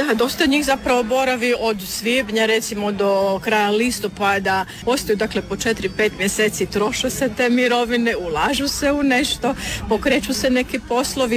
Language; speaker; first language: Serbian; native; Serbian